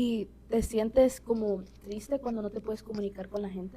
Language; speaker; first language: Spanish; early bilingual, heritage; Spanish